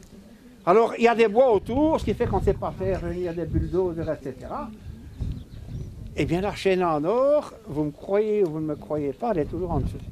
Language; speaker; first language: French; native; French